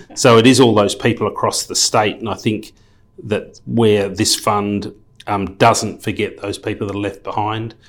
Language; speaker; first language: English; native; English